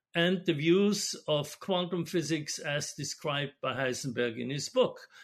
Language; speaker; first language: English; non-native, fluent; German